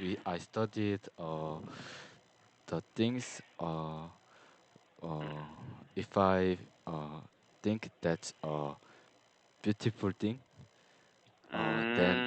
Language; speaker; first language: English; non-native, learner; Korean